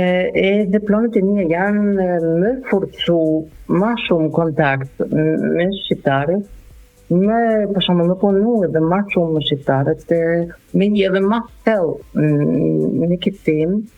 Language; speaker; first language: Albanian; non-native, learner; German